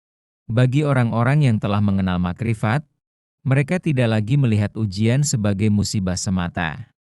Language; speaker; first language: Indonesian; native; Indonesian